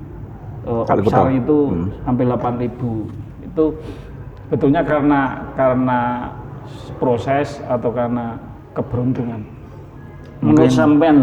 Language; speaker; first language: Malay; non-native, local second language; Javanese